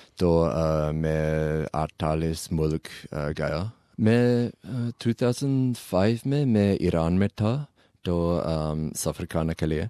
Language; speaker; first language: Urdu; non-native, learner; English